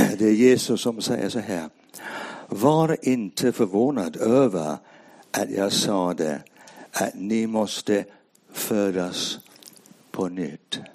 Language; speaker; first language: Swedish; non-native, fluent; English